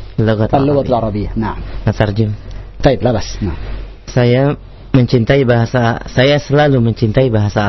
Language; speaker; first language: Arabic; non-native, learner; Indonesian